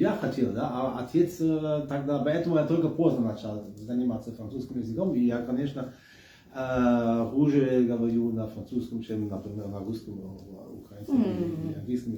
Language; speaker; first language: Russian; non-native, fluent; German